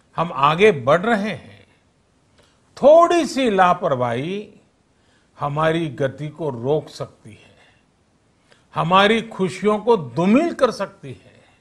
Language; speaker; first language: Hindi; non-native, local second language; Gujarati